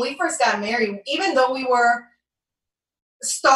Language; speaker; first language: English; non-native, fluent; Spanish